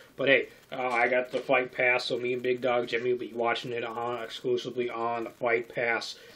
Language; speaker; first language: English; native; English